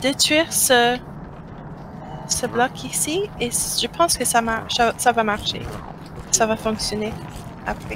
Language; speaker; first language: French; non-native, learner; English